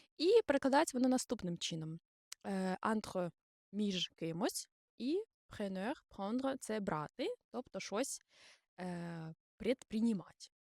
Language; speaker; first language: Ukrainian; non-native, local second language; Russian